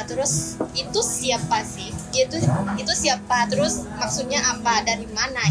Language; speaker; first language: Indonesian; non-native, learner; Thai